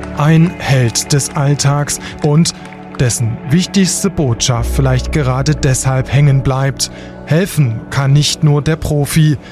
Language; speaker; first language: German; native; German